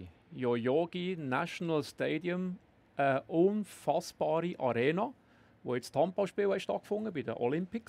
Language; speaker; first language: German; native; German